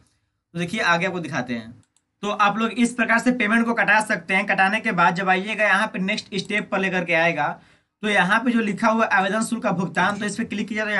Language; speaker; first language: Hindi; native; Hindi